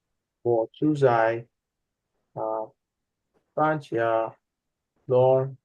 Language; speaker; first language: Chinese; non-native, learner; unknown